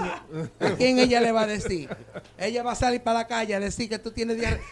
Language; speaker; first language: Spanish; early bilingual, heritage; Spanish